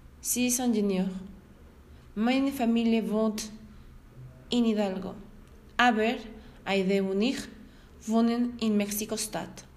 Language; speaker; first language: German; non-native, learner; Spanish